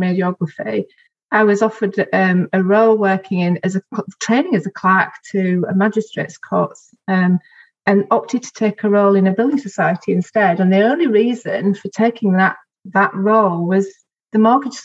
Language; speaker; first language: English; native; English